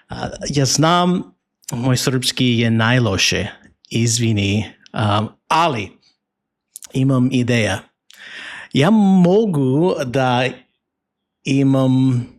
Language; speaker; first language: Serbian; non-native, learner; English